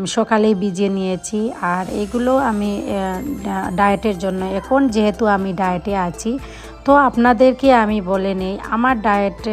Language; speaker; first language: Bangla; non-native, local second language; Sylheti